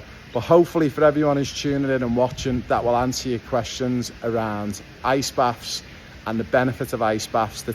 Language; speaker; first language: English; native; English